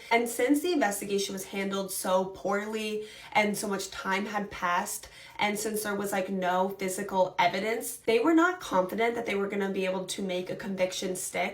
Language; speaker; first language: English; native; English